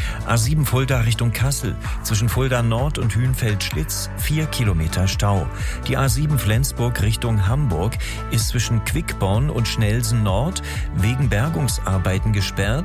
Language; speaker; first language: German; native; German